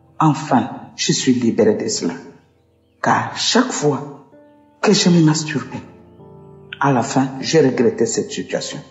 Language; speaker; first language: French; non-native, local second language; Lingala